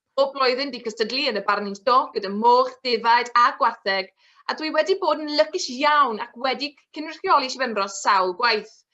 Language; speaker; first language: Welsh; non-native, local second language; English